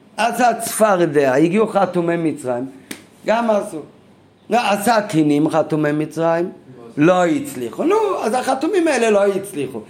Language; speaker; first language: Hebrew; non-native, fluent; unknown